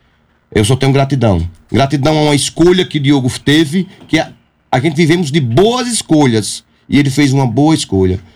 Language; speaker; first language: Portuguese; native; Portuguese